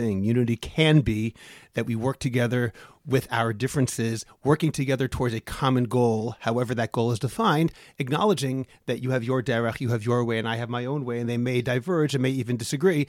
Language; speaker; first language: English; native; English